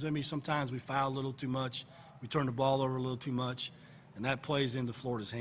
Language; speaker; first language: English; native; English